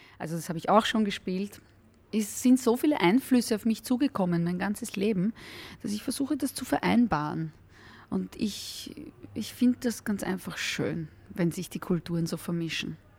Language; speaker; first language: German; non-native, fluent; Hebrew